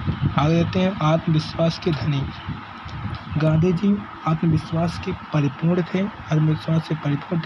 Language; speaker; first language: Hindi; native; Hindi